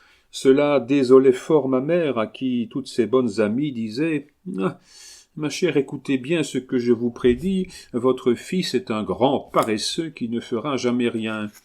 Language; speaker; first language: French; native; French